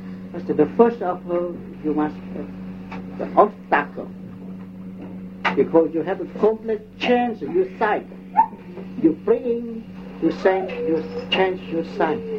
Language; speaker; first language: English; non-native, learner; Vietnamese